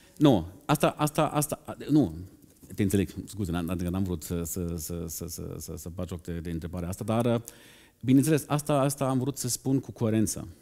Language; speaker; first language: Romanian; non-native, fluent; German